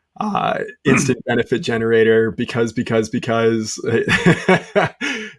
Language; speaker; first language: English; native; English